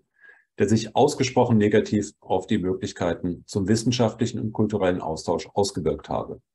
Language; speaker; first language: German; native; German